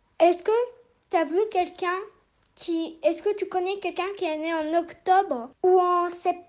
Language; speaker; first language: French; native; French